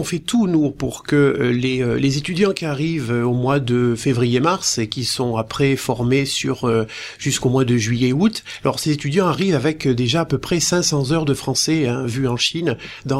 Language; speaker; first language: French; native; French